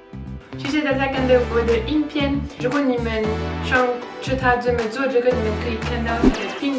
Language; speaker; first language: Chinese; non-native, learner; French